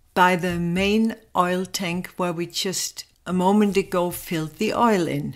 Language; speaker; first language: English; non-native, fluent; German